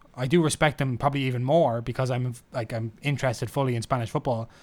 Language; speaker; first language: English; native; English